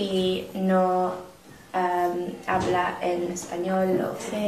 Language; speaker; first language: Spanish; non-native, learner; English